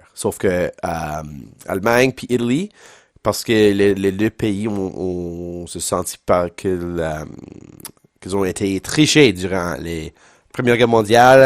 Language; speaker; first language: French; non-native, local second language; English